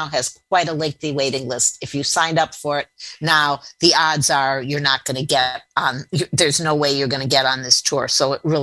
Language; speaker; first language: English; native; English